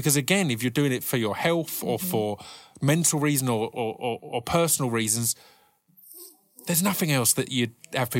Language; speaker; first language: English; native; English